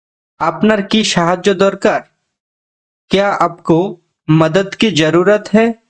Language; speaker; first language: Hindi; non-native, learner; Bangla